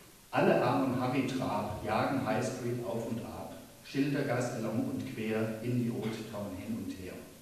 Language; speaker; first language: German; native; German